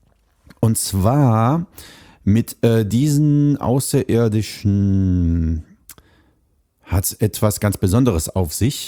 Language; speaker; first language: German; native; German